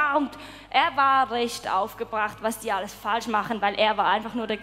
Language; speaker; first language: German; native; German